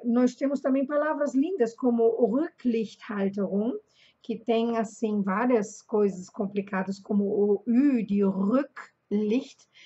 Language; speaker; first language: Portuguese; non-native, fluent; German